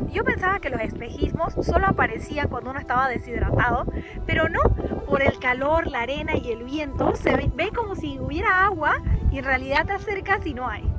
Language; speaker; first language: Spanish; native; Spanish